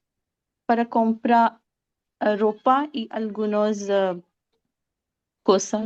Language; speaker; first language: Spanish; non-native, learner; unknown